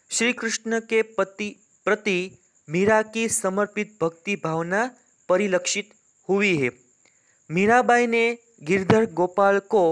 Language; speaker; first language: Hindi; non-native, local second language; Gujarati